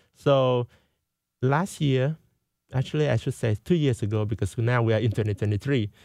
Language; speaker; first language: English; non-native, fluent; Vietnamese